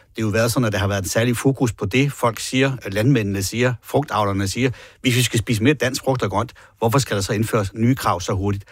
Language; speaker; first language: Danish; native; Danish